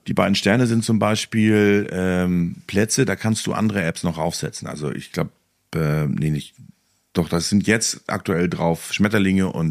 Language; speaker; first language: German; native; German